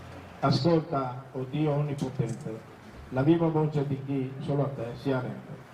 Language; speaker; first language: Italian; native; Italian